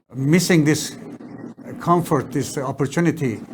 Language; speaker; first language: English; non-native, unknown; Persian